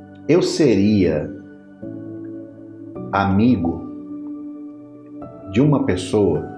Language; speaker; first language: Portuguese; native; Portuguese